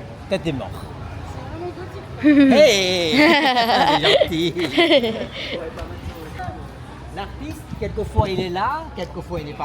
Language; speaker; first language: French; non-native, fluent; Thai